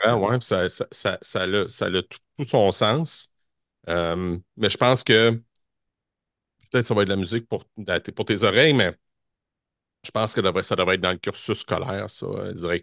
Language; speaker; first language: French; native; French